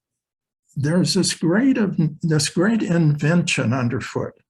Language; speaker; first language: English; native; English